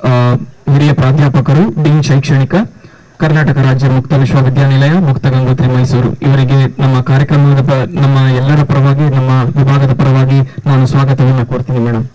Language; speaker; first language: Kannada; native; Kannada